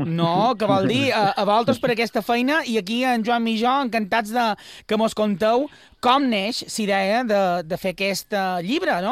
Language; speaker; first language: Catalan; native; Catalan